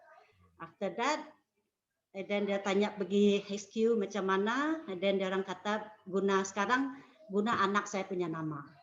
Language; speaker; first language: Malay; non-native, local second language; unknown